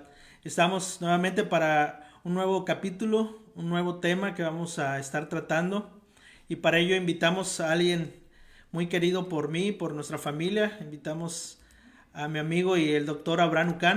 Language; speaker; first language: Spanish; native; Spanish